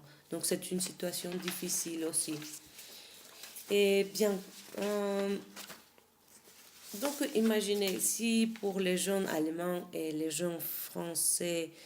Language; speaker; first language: French; non-native, fluent; Spanish